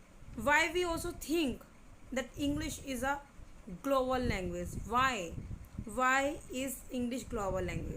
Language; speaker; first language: English; non-native, local second language; Hindi